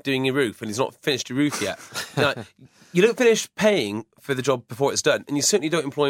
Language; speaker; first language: English; native; English